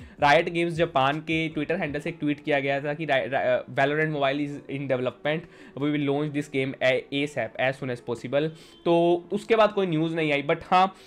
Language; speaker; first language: Hindi; native; Hindi